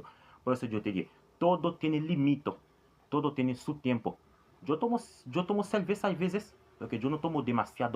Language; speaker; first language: Spanish; non-native, learner; Haitian Creole